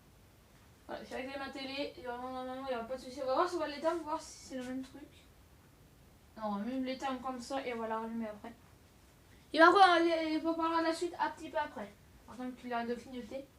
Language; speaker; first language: French; native; French